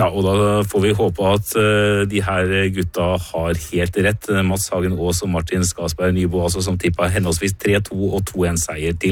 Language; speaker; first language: Norwegian; native; Norwegian